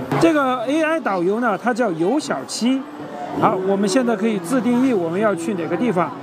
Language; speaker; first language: Chinese; native; Chinese